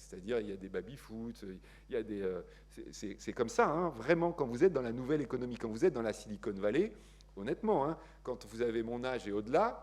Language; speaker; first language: French; native; French